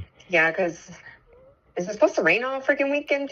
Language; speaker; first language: English; native; English